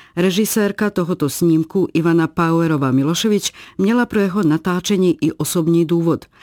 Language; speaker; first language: Czech; non-native, fluent; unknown